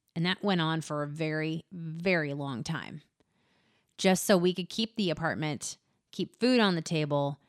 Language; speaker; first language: English; native; English